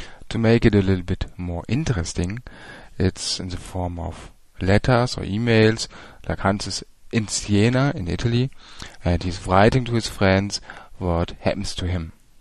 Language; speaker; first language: English; non-native, fluent; German